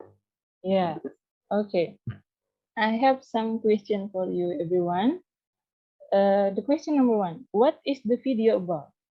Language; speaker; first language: English; non-native, learner; Indonesian